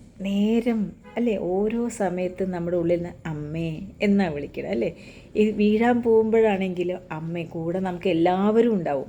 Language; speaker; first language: Malayalam; native; Malayalam